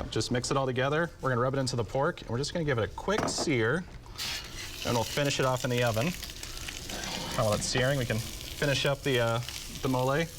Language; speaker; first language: English; native; English